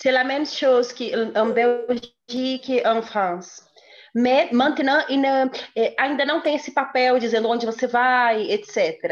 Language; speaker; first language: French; non-native, fluent; Portuguese